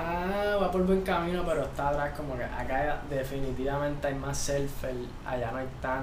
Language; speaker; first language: Spanish; native; Spanish